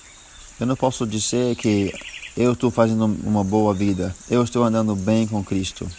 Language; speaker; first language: Portuguese; non-native, learner; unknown